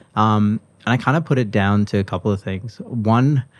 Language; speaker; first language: English; native; English